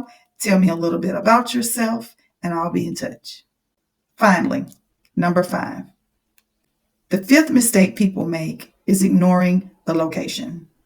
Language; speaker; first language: English; native; English